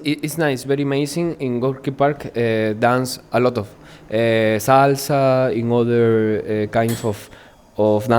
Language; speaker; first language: English; non-native, learner; Spanish